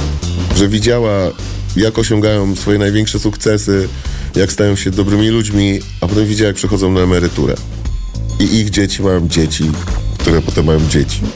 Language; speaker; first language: Polish; native; Polish